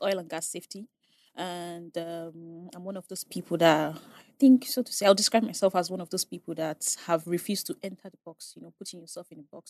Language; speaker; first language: English; non-native, local second language; Igbo